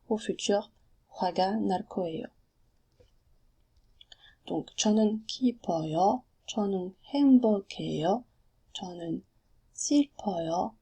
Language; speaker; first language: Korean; non-native, fluent; French